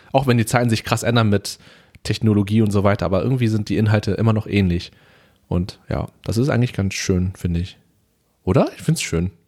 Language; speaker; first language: German; early bilingual, other home language; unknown